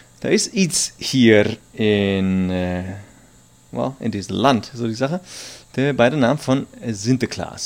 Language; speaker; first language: Dutch; non-native, learner; German